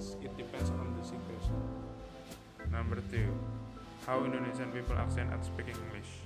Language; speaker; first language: English; non-native, learner; Indonesian